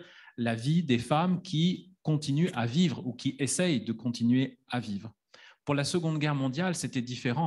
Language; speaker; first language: French; native; French